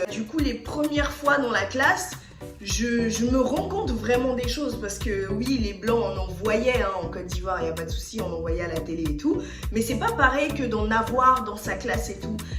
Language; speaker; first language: French; early bilingual, other home language; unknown